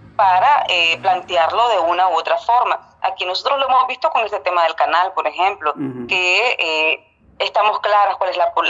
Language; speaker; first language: Spanish; native; Spanish